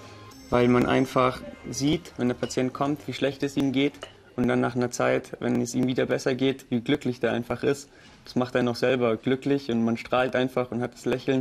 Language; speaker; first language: German; native; German